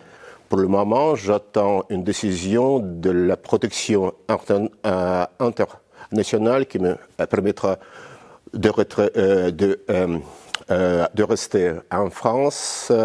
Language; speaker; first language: French; non-native, fluent; Russian